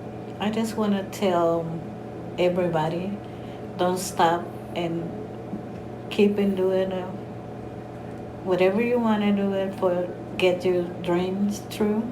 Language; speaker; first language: English; non-native, learner; Spanish